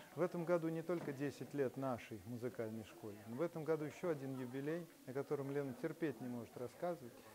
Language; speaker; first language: Russian; native; Russian